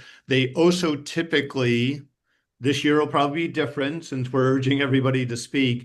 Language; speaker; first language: English; native; English